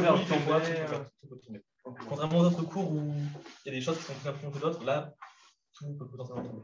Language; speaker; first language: French; native; French